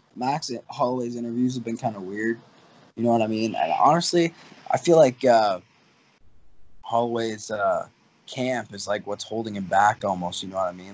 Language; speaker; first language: English; native; English